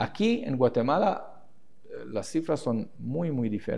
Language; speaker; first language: Spanish; non-native, fluent; Hebrew